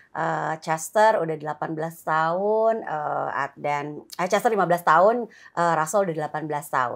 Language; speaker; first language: Indonesian; native; Indonesian